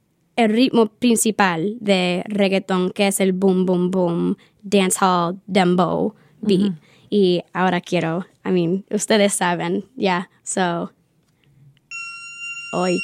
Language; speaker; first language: Spanish; early bilingual, heritage; Spanish